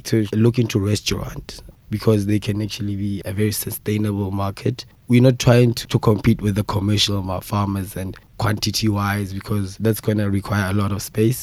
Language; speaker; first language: English; non-native, local second language; Southern Sotho